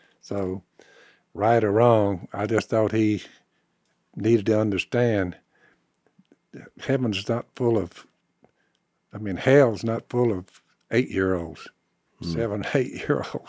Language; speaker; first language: English; native; English